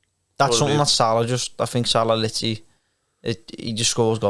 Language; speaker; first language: English; native; English